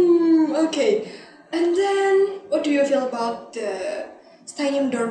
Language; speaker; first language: English; non-native, learner; Indonesian